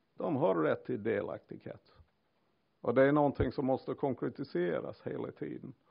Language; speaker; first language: Swedish; non-native, fluent; English